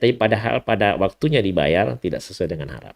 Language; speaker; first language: Indonesian; native; Indonesian